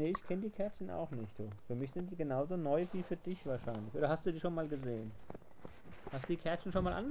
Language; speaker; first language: German; native; German